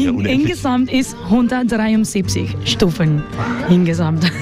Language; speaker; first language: German; non-native, learner; Spanish